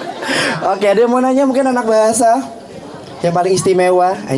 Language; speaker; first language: Indonesian; native; Indonesian